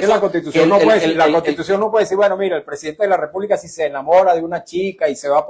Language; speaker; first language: Spanish; native; Spanish